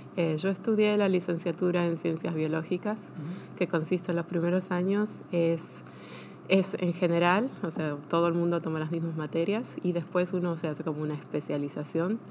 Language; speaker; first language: Spanish; native; Spanish